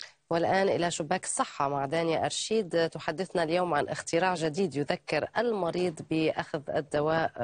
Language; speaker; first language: Arabic; native; Arabic